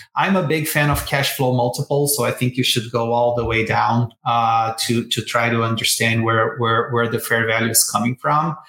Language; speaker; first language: English; non-native, fluent; Portuguese